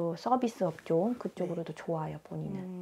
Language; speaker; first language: Korean; native; Korean